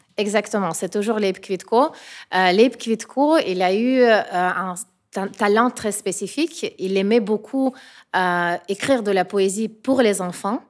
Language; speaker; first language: French; non-native, fluent; Russian